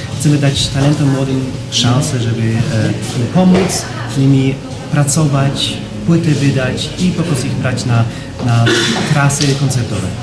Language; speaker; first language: Polish; early bilingual, heritage; Polish